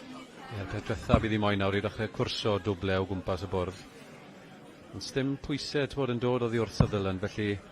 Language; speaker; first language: Welsh; native; Welsh